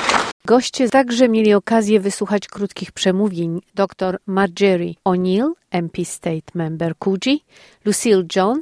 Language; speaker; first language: Polish; native; Polish